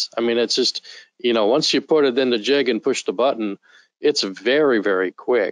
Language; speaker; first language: English; native; English